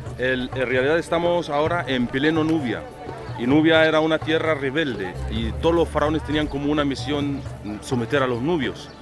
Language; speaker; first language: Spanish; non-native, fluent; Arabic